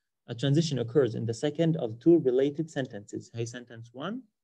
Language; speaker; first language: English; non-native, fluent; Arabic